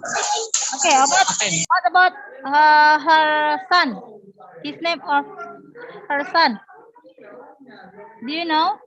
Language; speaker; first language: English; non-native, learner; Indonesian